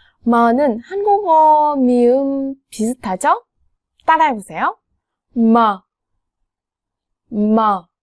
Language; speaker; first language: Korean; non-native, fluent; Vietnamese